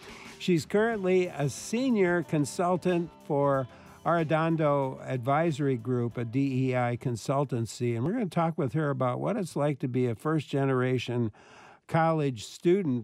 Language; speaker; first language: English; native; English